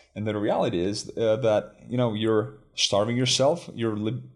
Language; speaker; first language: English; non-native, fluent; Lithuanian